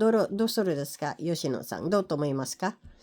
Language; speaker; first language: Japanese; non-native, learner; Filipino